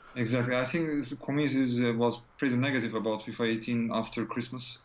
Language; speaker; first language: English; non-native, fluent; Turkish